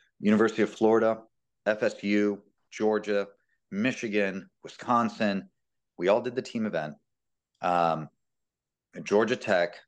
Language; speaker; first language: English; early bilingual, other home language; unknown